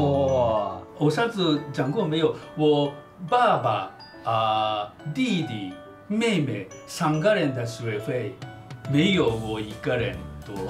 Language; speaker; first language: Chinese; non-native, fluent; Japanese